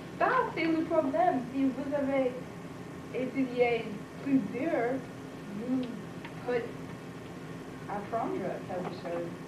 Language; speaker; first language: French; non-native, learner; English